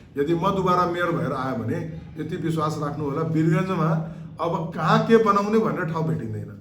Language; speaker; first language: Nepali; non-native, local second language; Marwari